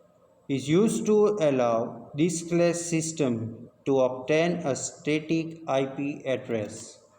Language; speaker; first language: English; non-native, local second language; Gujarati